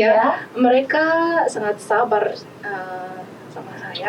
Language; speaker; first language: Indonesian; non-native, learner; Malagasy